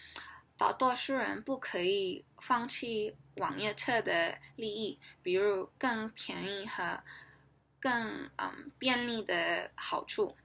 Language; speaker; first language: Chinese; non-native, learner; English